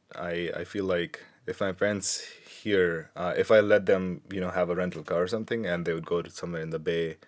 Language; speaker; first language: English; non-native, local second language; Punjabi